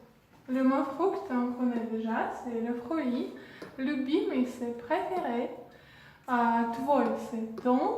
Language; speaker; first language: French; non-native, fluent; Russian